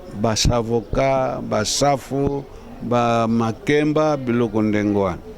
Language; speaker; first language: Lingala; non-native, local second language; Kongo